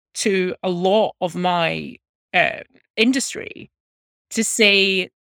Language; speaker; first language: English; native; English